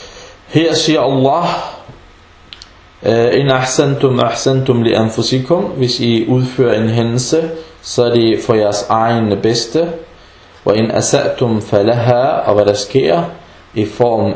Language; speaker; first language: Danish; non-native, fluent; Arabic